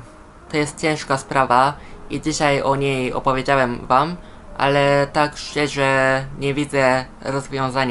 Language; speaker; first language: Polish; non-native, fluent; Japanese